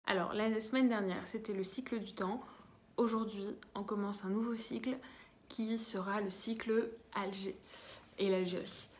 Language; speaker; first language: French; early bilingual, other home language; Arabic